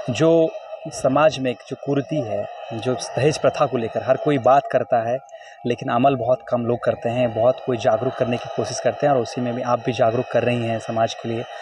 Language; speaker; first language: Hindi; native; Hindi